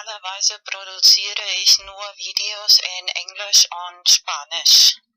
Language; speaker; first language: German; non-native, fluent; Spanish